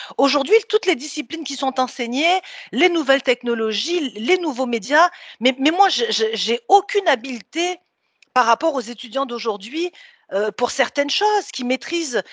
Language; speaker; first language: French; native; French